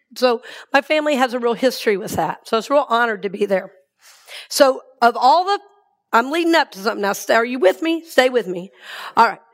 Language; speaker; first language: English; native; English